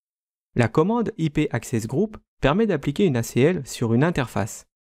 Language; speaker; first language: French; native; French